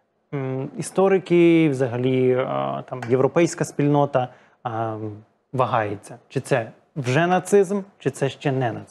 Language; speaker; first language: Ukrainian; native; Ukrainian